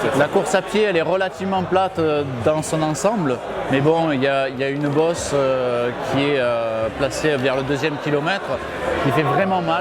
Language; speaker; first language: French; native; French